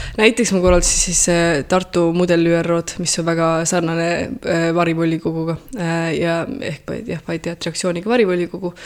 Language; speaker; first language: Estonian; early bilingual, heritage; Estonian